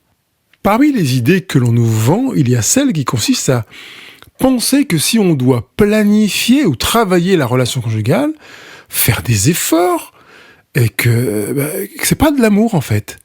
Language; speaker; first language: French; native; French